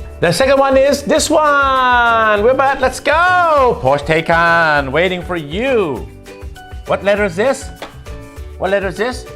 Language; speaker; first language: English; early bilingual, other home language; Thai